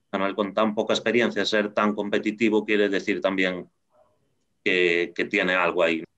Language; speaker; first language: Spanish; native; Spanish